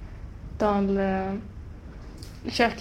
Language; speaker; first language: French; non-native, learner; Swedish